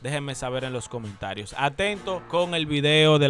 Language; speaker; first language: Spanish; native; Spanish